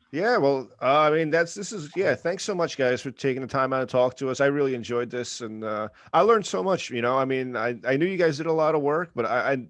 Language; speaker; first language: English; native; English